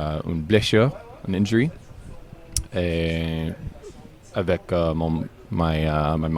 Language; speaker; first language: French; non-native, learner; English